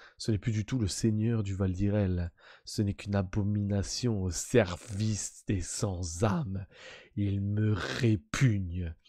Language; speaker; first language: French; native; French